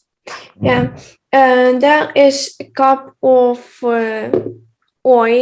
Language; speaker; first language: English; non-native, fluent; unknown